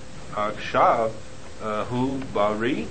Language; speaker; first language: Hebrew; non-native, learner; English